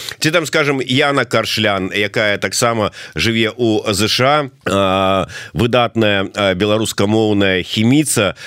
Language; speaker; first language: Belarusian; non-native, local second language; Russian